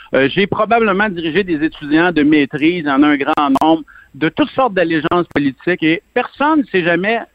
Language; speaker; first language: French; native; French